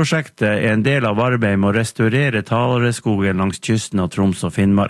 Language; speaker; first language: Norwegian; native; Norwegian